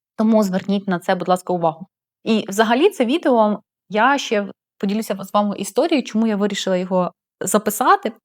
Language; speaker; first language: Ukrainian; non-native, local second language; Russian